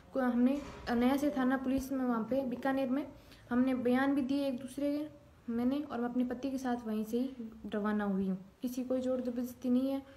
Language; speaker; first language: Hindi; native; Hindi